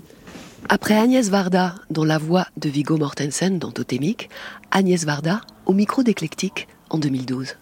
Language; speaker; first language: French; native; French